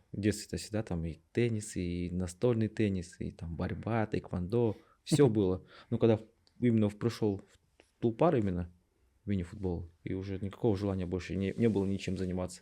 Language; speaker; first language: Russian; native; Russian